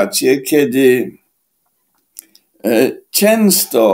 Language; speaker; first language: Polish; non-native, fluent; English